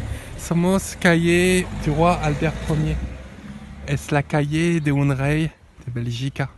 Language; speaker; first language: Spanish; non-native, learner; French